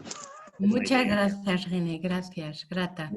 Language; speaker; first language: Spanish; non-native, fluent; Portuguese